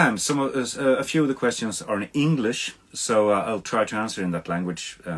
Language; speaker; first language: English; non-native, fluent; Swedish